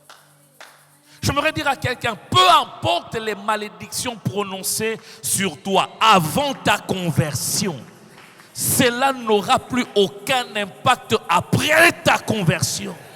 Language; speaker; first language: French; non-native, local second language; Lingala